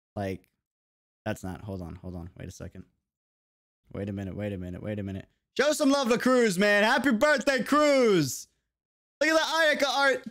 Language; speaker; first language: English; native; English